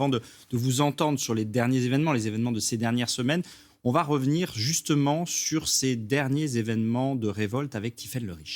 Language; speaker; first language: French; native; French